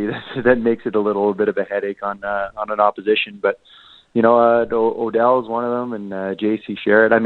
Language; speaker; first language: English; native; English